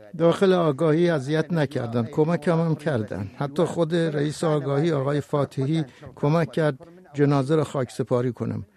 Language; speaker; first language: Persian; non-native, local second language; Kurdish